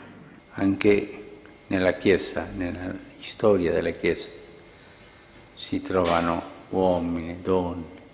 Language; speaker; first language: Italian; non-native, fluent; Spanish